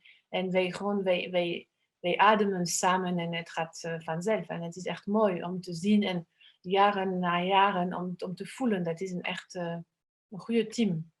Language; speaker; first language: Dutch; non-native, fluent; French